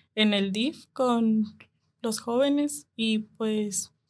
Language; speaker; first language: Spanish; native; Spanish